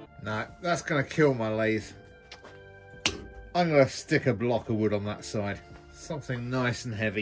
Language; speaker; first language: English; native; English